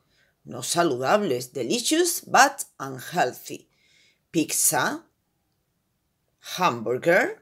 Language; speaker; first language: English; non-native, fluent; Spanish